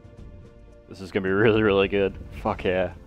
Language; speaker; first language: English; native; English